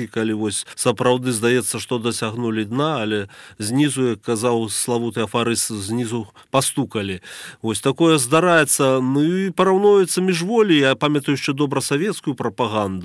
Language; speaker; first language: Belarusian; native; Belarusian